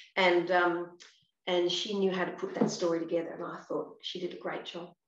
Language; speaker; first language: English; native; English